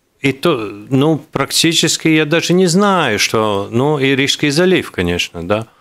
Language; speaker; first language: Russian; non-native, local second language; Latvian